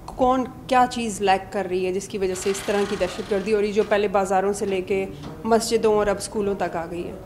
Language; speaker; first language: Urdu; native; Urdu